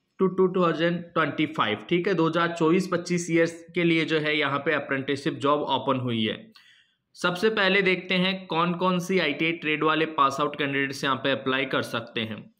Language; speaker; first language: Hindi; native; Hindi